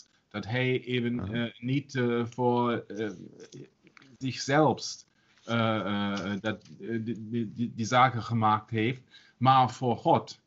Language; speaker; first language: Dutch; non-native, learner; German